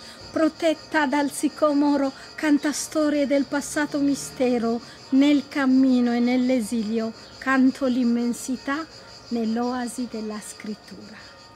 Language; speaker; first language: Italian; non-native, fluent; Tigrinya